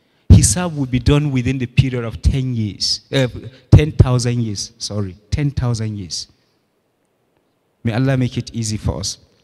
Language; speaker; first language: English; non-native, local second language; Hausa